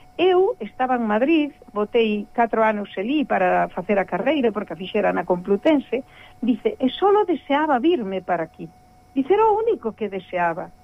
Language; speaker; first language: Galician; native; Galician